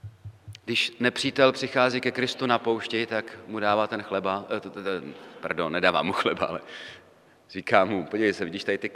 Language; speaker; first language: Czech; native; Czech